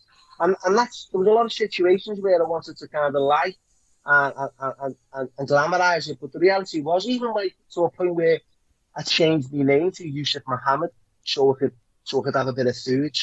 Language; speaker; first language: English; native; English